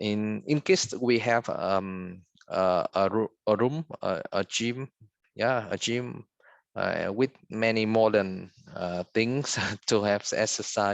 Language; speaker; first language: English; non-native, fluent; Vietnamese